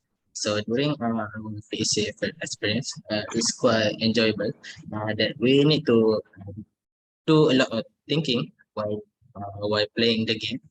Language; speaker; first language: English; non-native, learner; Malay